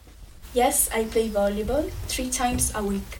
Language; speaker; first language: English; non-native, learner; Italian